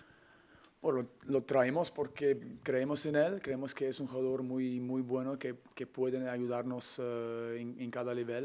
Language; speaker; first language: Spanish; non-native, fluent; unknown